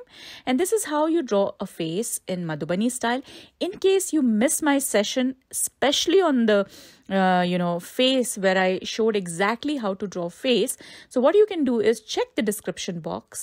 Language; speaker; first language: English; non-native, local second language; Hindi